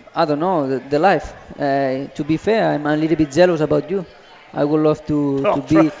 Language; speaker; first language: English; non-native, learner; Catalan